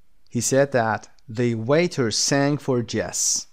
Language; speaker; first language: English; non-native, fluent; Persian